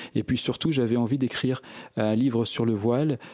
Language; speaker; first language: French; native; French